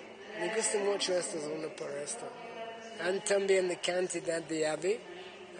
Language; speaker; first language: Spanish; non-native, learner; English